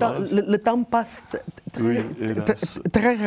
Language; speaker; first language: French; non-native, learner; Portuguese